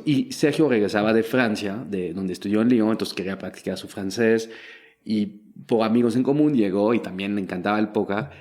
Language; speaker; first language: Spanish; non-native, fluent; French